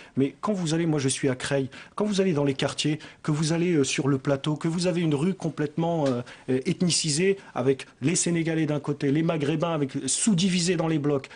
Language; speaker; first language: French; native; French